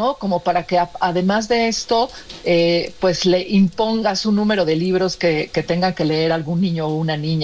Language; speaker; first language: Spanish; native; Spanish